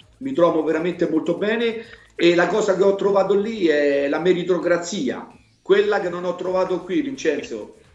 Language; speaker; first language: Italian; native; Italian